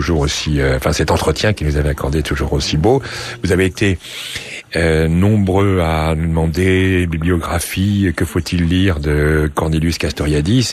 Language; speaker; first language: French; native; French